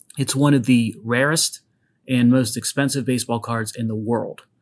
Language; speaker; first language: English; native; English